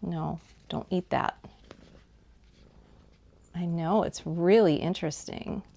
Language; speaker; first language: English; native; English